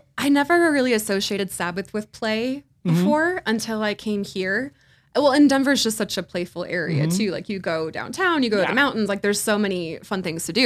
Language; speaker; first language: English; native; English